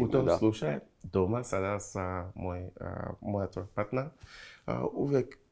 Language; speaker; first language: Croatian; non-native, learner; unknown